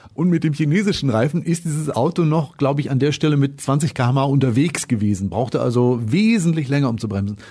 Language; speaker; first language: German; native; German